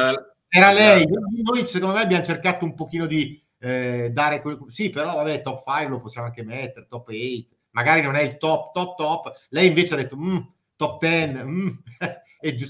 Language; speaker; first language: Italian; native; Italian